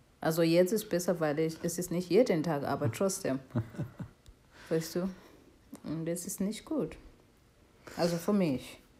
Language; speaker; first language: German; non-native, learner; North Ndebele